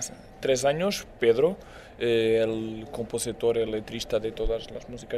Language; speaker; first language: Spanish; native; Spanish